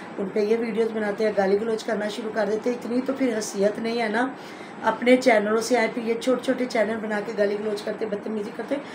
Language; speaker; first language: Urdu; non-native, local second language; Punjabi